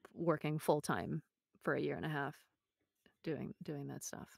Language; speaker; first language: English; native; English